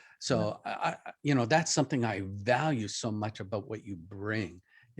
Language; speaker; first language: English; native; English